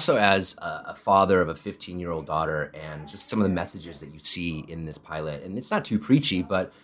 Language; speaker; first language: English; early bilingual, other home language; Italian